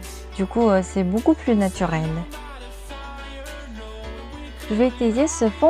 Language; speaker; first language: French; non-native, learner; Korean